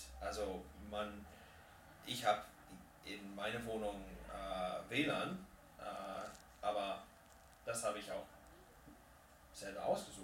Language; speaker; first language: German; non-native, fluent; English